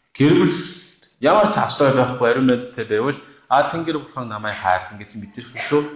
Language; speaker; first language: Mongolian; non-native, fluent; Korean